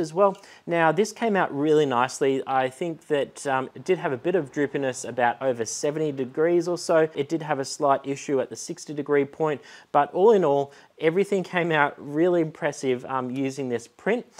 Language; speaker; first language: English; native; English